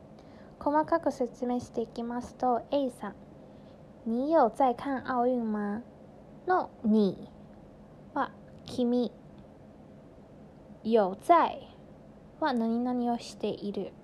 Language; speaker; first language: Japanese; non-native, fluent; Chinese